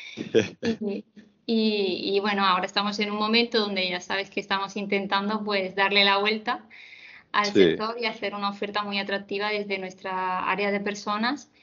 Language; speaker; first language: Spanish; native; Spanish